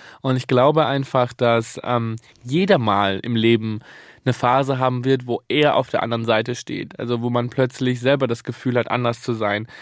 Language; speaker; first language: German; early bilingual, other home language; Italian